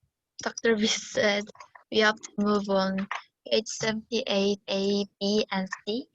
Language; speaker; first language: English; non-native, learner; Korean